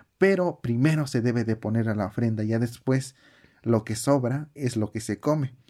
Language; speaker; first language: Spanish; native; Spanish